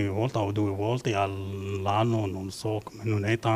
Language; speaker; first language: Italian; non-native, learner; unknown